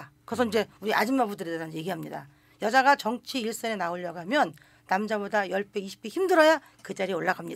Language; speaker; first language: Korean; native; Korean